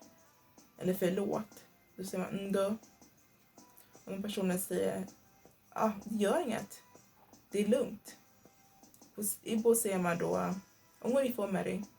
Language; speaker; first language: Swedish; non-native, fluent; Igbo